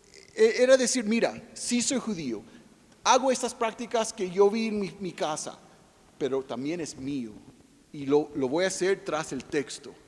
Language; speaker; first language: Spanish; non-native, fluent; English